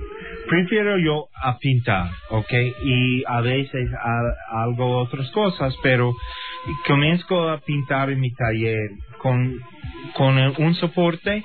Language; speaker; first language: Spanish; non-native, learner; English